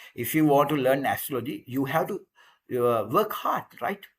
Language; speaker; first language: English; non-native, local second language; Sinhala